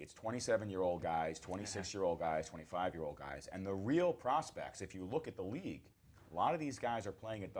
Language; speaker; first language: English; native; English